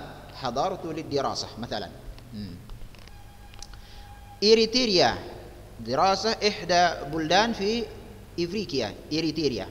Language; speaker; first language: Arabic; non-native, fluent; Indonesian